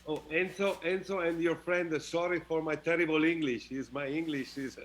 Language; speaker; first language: English; non-native, learner; Italian